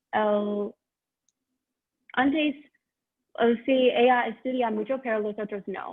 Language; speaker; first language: Spanish; non-native, learner; English